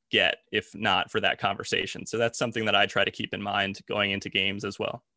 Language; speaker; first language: English; native; English